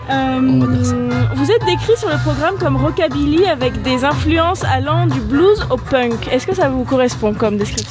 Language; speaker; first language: French; native; French